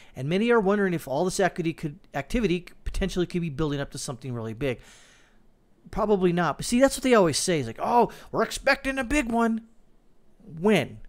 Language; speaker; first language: English; native; English